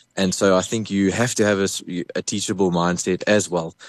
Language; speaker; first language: English; native; English